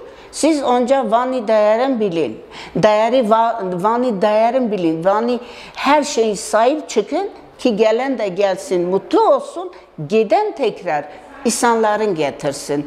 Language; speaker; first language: Turkish; non-native, learner; Armenian